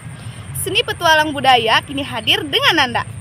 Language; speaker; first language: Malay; non-native, local second language; Sundanese